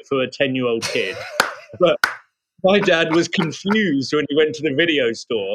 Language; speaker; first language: English; native; English